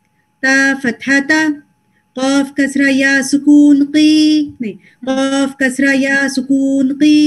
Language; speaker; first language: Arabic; non-native, learner; Urdu